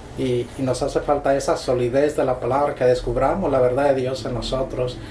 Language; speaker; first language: Spanish; native; Spanish